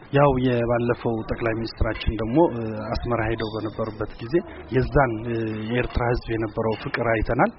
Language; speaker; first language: Amharic; non-native, local second language; Tigrinya